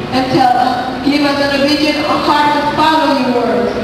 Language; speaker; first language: English; non-native, local second language; Filipino